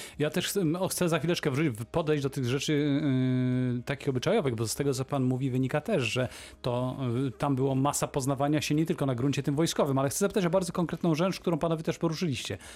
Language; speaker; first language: Polish; native; Polish